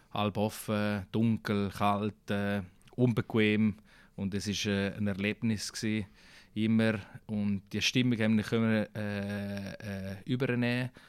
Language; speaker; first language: German; non-native, local second language; Italian